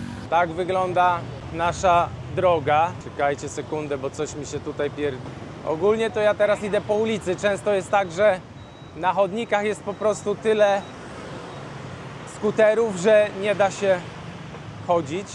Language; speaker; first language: Polish; native; Polish